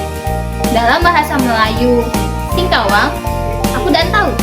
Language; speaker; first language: Indonesian; non-native, local second language; Malay